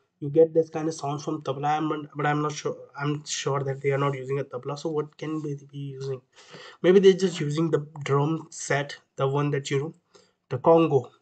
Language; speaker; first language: English; non-native, local second language; Hindi